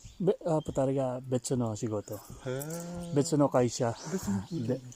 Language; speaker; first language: Japanese; non-native, learner; Filipino